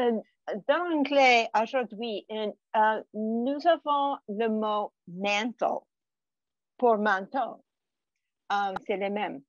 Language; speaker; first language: French; non-native, learner; English